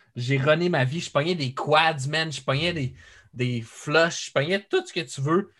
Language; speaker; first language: French; native; French